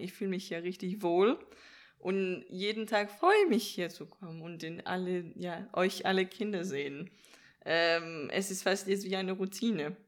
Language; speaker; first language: German; non-native, fluent; Danish